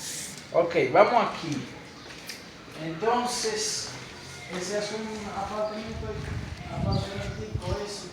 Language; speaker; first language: Spanish; non-native, learner; Haitian Creole